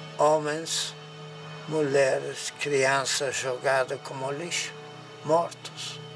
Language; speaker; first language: Portuguese; non-native, fluent; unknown